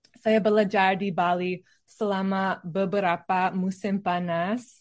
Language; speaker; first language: Indonesian; non-native, learner; English